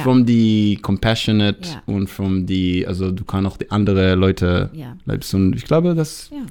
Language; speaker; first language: German; non-native, learner; Hebrew